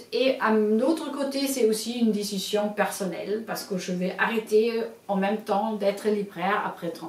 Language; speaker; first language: French; non-native, fluent; German